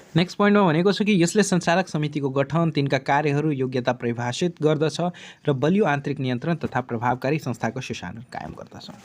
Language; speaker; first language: Nepali; native; Nepali